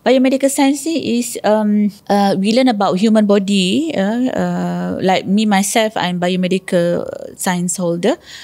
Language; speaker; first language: English; non-native, local second language; Malay